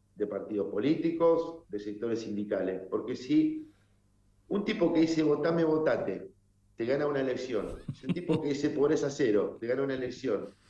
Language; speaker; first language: Spanish; native; Spanish